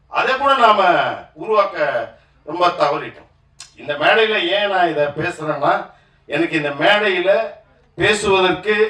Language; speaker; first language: Tamil; native; Tamil